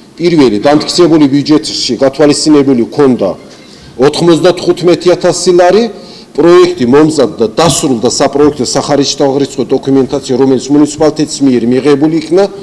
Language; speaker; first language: Georgian; non-native, local second language; Azerbaijani